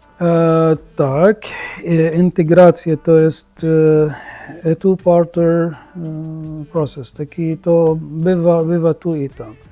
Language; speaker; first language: Polish; non-native, learner; Arabic